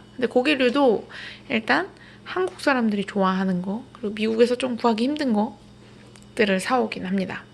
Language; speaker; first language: Korean; native; Korean